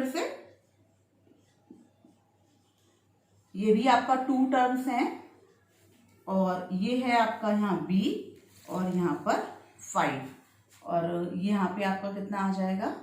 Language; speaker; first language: Hindi; native; Hindi